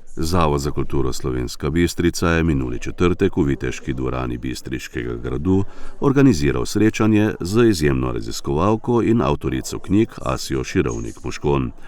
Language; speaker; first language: Slovenian; native; Slovenian